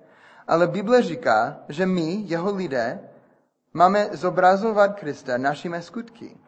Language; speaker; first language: Czech; non-native, fluent; English